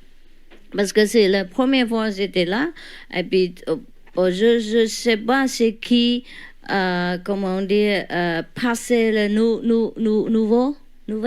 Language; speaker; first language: French; non-native, learner; Vietnamese